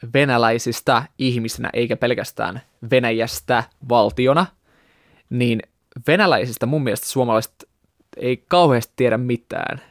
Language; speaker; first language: Finnish; non-native, fluent; Russian